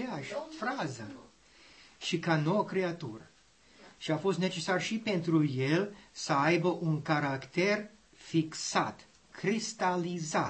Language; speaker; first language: Romanian; non-native, learner; English